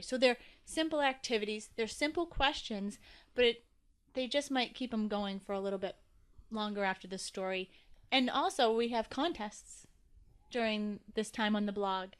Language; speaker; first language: English; native; English